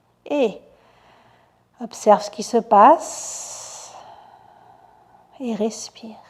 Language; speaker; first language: French; native; French